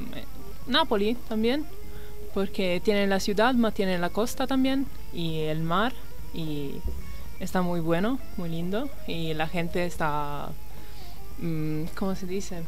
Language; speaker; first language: Spanish; non-native, learner; Italian